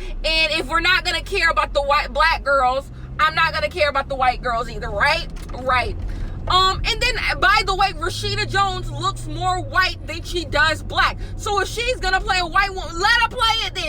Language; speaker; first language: English; native; English